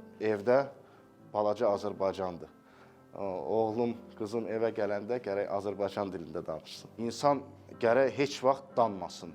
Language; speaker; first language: Azerbaijani; native; Azerbaijani